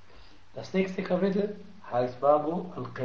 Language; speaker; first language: German; non-native, fluent; Arabic